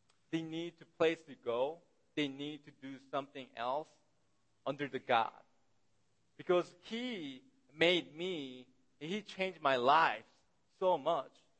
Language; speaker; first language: English; non-native, learner; Korean